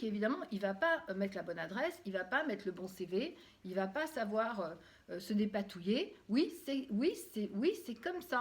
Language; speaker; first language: French; native; French